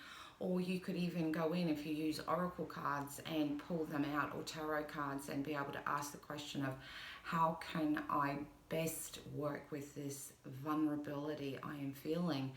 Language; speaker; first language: English; native; English